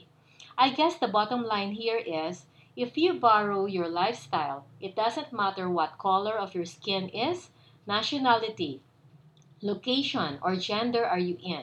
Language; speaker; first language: English; non-native, local second language; Filipino